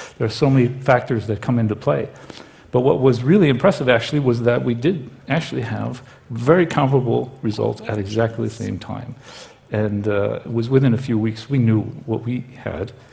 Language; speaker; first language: English; native; English